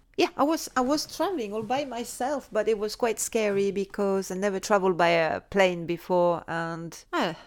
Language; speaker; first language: English; non-native, fluent; French